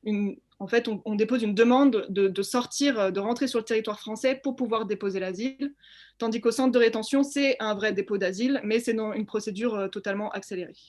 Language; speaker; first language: French; native; French